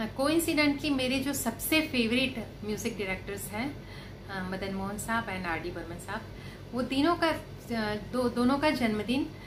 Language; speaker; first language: Hindi; non-native, local second language; Gujarati